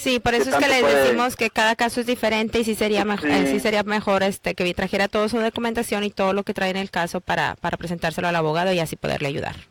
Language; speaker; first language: Spanish; native; Spanish